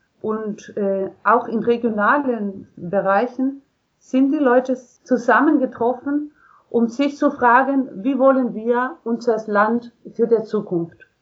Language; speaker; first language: German; non-native, learner; Spanish